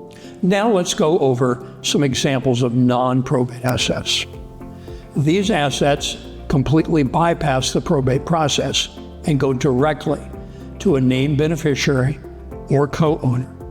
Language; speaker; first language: English; native; English